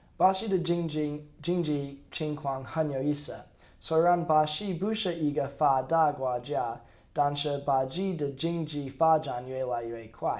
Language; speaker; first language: Chinese; non-native, learner; English